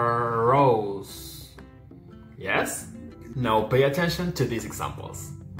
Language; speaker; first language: English; non-native, fluent; Spanish